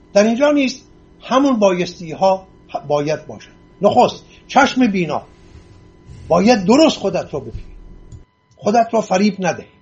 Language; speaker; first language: Persian; non-native, local second language; Assyrian Neo-Aramaic